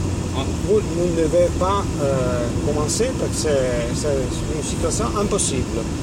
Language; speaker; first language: French; non-native, fluent; Italian